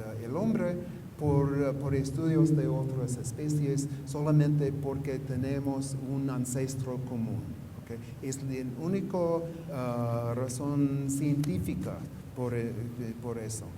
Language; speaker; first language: Spanish; non-native, fluent; English